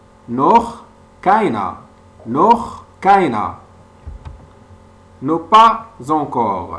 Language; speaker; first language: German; non-native, fluent; French